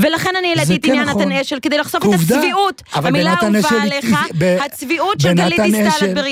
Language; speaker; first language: Hebrew; native; Hebrew